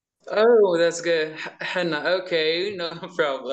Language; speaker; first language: English; non-native, learner; Arabic